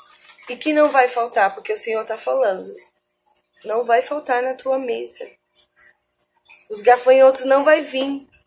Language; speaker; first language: Portuguese; native; Portuguese